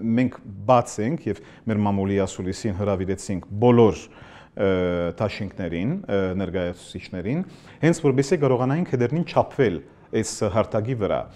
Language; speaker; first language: Armenian; early bilingual, heritage; Armenian